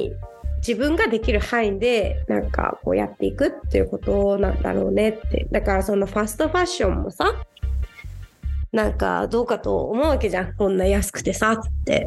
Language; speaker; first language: Japanese; native; Japanese